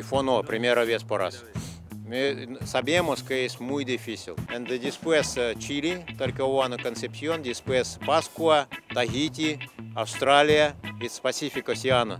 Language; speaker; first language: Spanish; non-native, learner; Russian